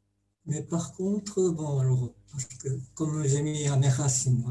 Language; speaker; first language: French; non-native, learner; Japanese